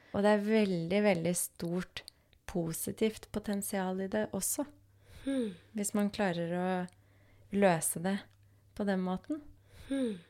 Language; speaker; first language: Norwegian; early bilingual, other home language; Polish